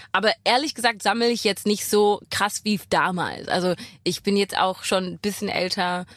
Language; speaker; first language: German; non-native, fluent; English